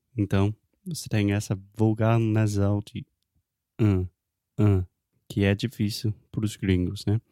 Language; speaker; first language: Portuguese; non-native, fluent; English